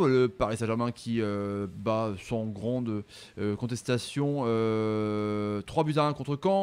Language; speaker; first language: French; native; French